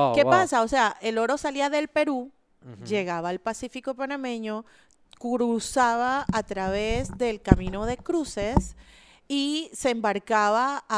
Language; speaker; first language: Spanish; native; Spanish